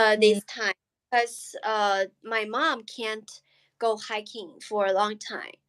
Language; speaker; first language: English; non-native, learner; Chinese